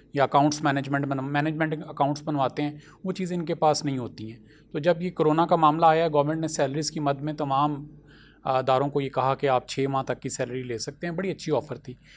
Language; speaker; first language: Urdu; non-native, local second language; Punjabi